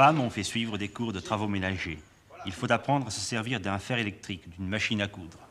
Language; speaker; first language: French; native; French